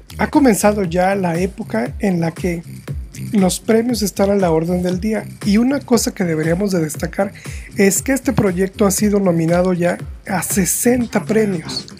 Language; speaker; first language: Spanish; native; Spanish